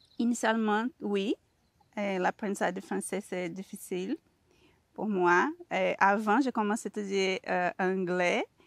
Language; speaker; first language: French; non-native, learner; Portuguese